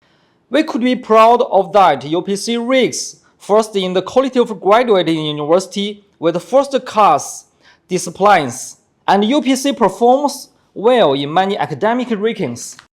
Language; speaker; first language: English; non-native, fluent; Chinese